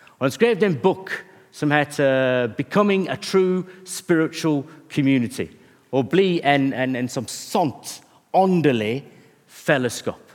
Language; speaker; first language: Norwegian; non-native, fluent; English